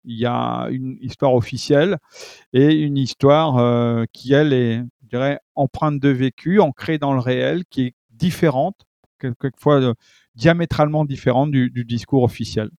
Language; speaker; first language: French; native; French